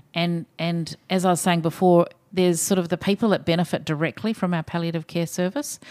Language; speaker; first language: English; native; English